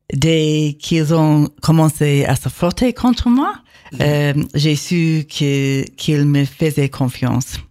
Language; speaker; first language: French; non-native, learner; English